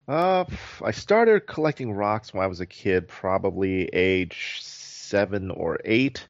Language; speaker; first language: English; native; English